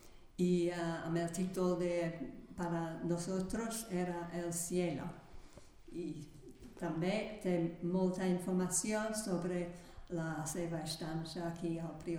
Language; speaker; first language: Catalan; non-native, fluent; English